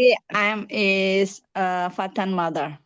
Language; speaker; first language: English; non-native, learner; Indonesian